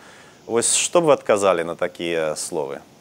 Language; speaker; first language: Belarusian; native; Belarusian